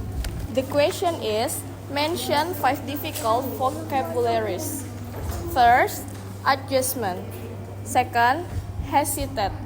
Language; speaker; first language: English; non-native, learner; Indonesian